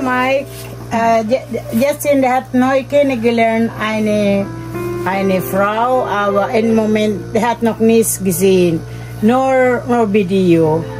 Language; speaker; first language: German; non-native, learner; Filipino